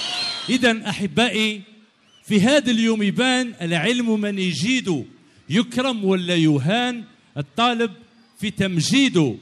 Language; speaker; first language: Arabic; native; Arabic